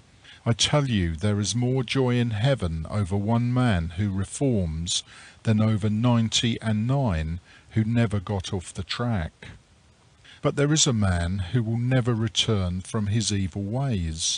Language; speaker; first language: English; native; English